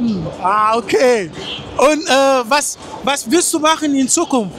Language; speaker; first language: German; non-native, learner; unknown